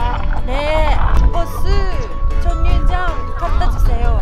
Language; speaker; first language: Korean; non-native, learner; Japanese